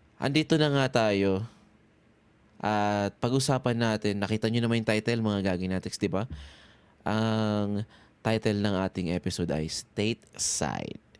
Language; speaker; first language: Filipino; native; Filipino